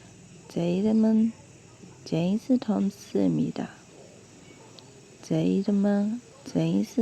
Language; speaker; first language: Korean; non-native, fluent; Burmese